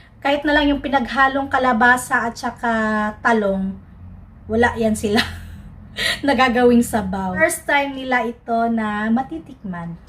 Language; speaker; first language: Filipino; non-native, local second language; Cebuano